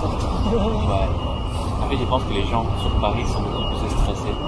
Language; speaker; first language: French; non-native, fluent; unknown